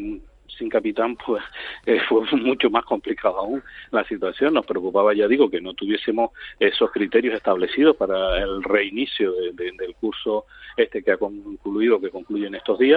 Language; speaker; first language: Spanish; native; Spanish